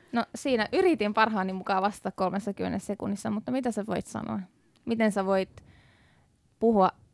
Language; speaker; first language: Finnish; early bilingual, other home language; Persian